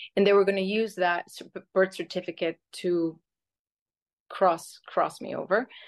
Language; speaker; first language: English; early bilingual, other home language; Spanish